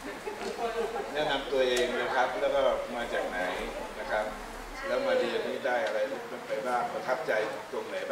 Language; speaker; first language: Thai; native; Thai